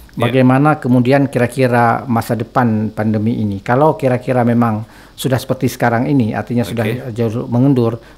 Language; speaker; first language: Indonesian; non-native, local second language; Achinese